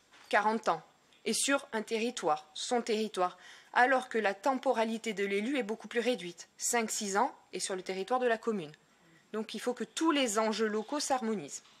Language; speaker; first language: French; native; French